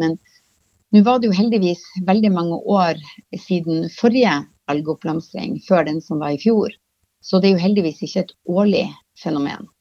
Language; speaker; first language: Norwegian; native; Norwegian